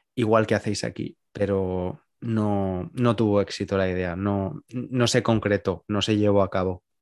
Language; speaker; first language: Spanish; native; Spanish